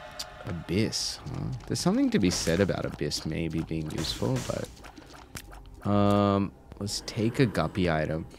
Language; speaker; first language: English; native; English